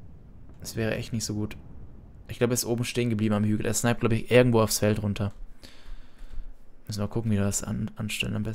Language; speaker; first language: German; native; German